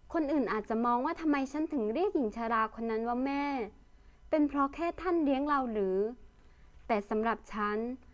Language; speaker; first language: Thai; early bilingual, other home language; Lao